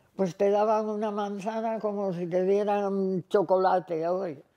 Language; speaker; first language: Spanish; native; Spanish